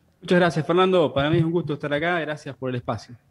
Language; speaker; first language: Spanish; native; Spanish